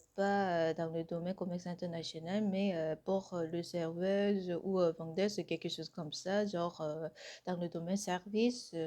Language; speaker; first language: French; non-native, fluent; Korean